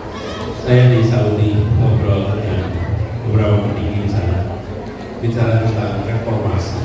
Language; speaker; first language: Indonesian; native; Indonesian